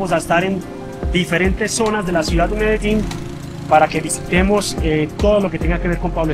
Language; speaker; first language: Spanish; native; Spanish